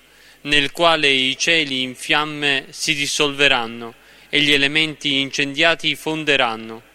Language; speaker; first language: Italian; native; Italian